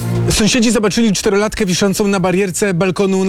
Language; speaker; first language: Polish; native; Polish